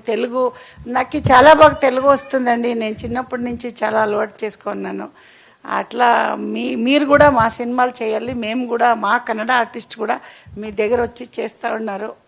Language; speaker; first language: Telugu; non-native, local second language; Kannada